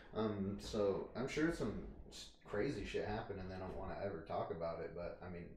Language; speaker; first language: English; native; English